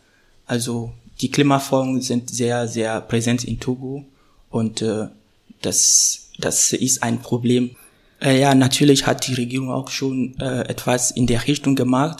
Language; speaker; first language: German; non-native, fluent; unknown